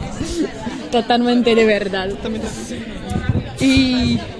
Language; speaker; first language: Spanish; non-native, learner; French